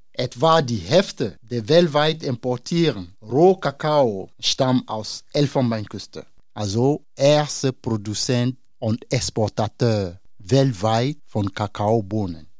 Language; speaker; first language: German; non-native, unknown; Dyula